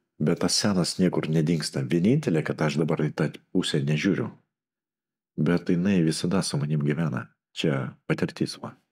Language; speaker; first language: Lithuanian; non-native, local second language; Russian